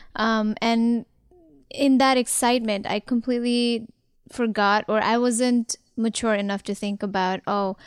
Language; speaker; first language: English; non-native, local second language; Nepali